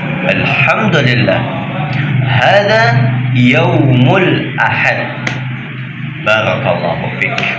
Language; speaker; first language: Arabic; non-native, fluent; Indonesian